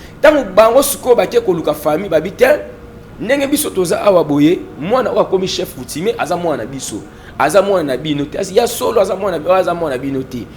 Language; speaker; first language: Lingala; non-native, local second language; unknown